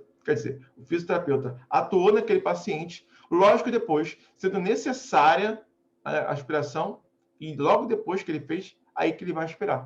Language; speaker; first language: Portuguese; native; Portuguese